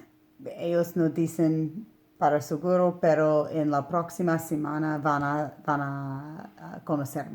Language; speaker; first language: Spanish; non-native, learner; English